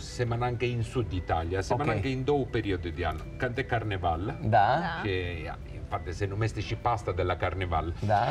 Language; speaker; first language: Romanian; non-native, fluent; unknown